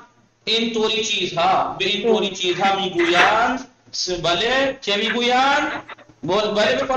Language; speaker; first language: Persian; non-native, fluent; Urdu